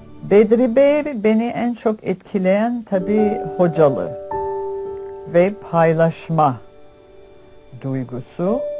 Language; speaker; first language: Turkish; non-native, fluent; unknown